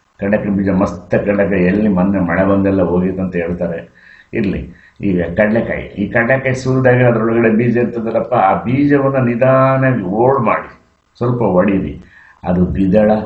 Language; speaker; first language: Kannada; native; Kannada